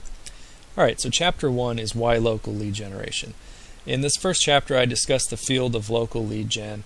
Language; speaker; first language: English; native; English